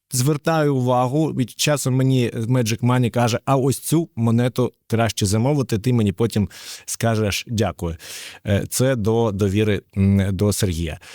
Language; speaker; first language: Ukrainian; native; Ukrainian